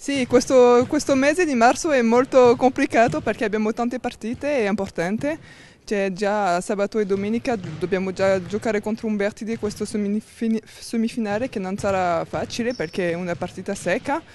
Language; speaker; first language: Italian; non-native, fluent; French